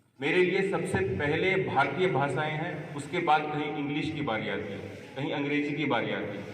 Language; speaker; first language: Hindi; native; Hindi